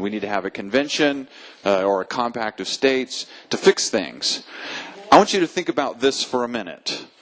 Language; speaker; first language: English; native; English